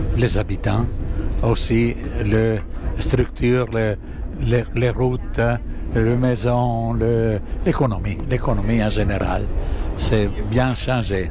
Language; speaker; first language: French; non-native, learner; Italian